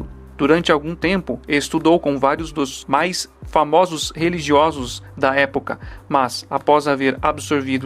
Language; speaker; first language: Portuguese; native; Portuguese